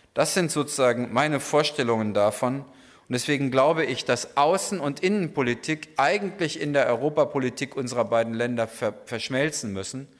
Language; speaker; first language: German; native; German